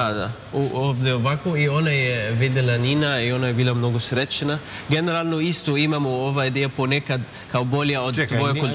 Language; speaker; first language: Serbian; non-native, learner; Arabic